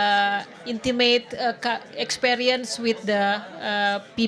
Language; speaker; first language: English; non-native, fluent; Indonesian